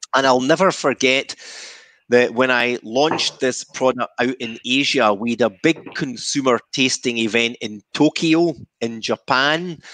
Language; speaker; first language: English; native; English